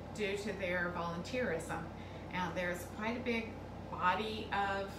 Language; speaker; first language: English; native; English